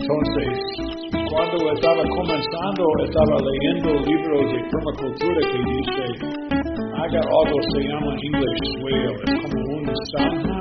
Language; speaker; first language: Spanish; non-native, learner; English